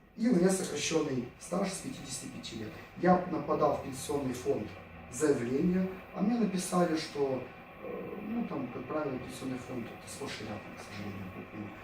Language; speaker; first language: Russian; native; Russian